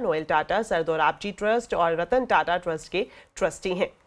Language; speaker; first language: Hindi; native; Hindi